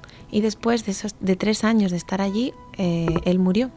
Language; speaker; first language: Spanish; native; Spanish